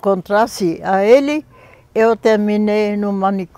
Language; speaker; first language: Portuguese; non-native, fluent; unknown